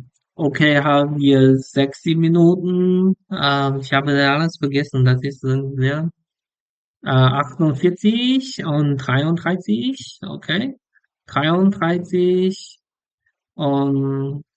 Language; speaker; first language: German; non-native, learner; English